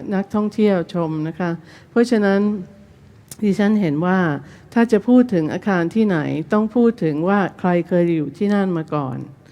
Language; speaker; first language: Thai; non-native, fluent; English